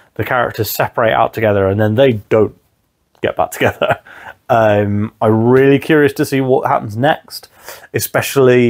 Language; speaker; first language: English; native; English